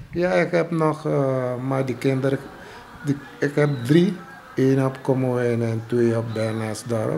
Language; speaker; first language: Dutch; non-native, local second language; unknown